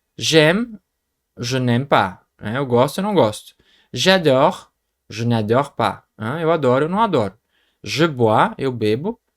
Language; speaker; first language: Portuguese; native; Portuguese